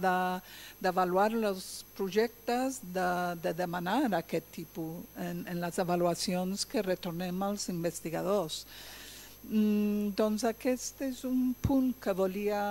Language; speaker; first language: Catalan; non-native, fluent; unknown